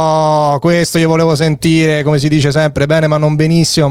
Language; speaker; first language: Italian; native; Italian